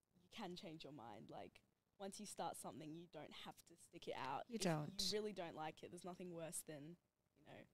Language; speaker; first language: English; native; English